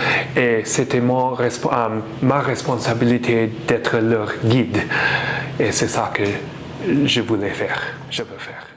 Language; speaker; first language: French; non-native, learner; English